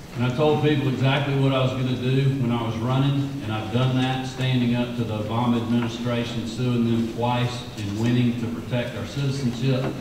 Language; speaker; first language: English; native; English